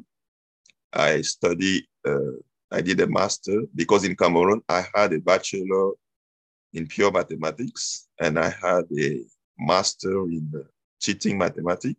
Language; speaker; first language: English; non-native, local second language; French